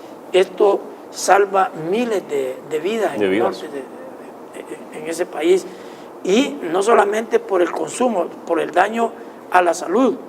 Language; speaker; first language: Spanish; native; Spanish